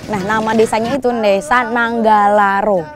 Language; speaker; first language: Indonesian; native; Indonesian